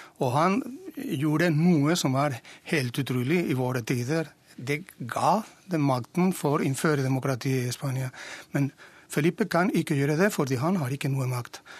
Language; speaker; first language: Norwegian; non-native, fluent; Spanish